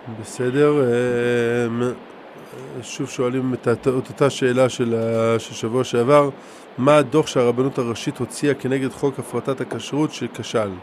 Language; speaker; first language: Hebrew; native; Hebrew